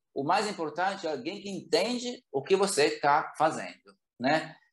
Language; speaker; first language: Portuguese; non-native, fluent; Italian